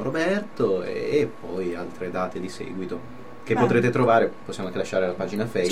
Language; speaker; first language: Italian; native; Italian